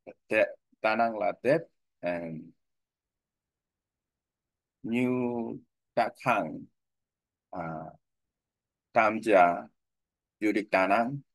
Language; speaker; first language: Vietnamese; non-native, learner; Korean